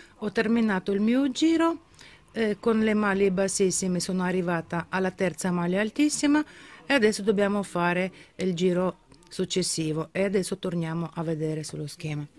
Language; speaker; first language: Italian; non-native, fluent; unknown